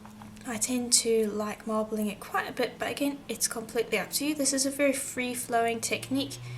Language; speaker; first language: English; native; English